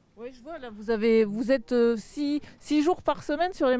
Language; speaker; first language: French; native; French